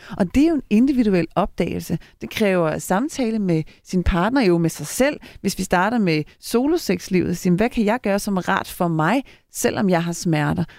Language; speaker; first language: Danish; native; Danish